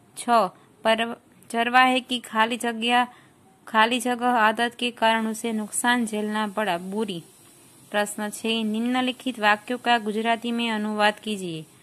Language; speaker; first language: Hindi; non-native, local second language; Gujarati